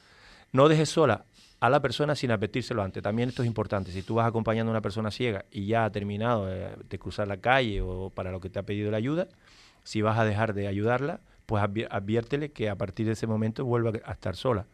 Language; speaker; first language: Spanish; native; Spanish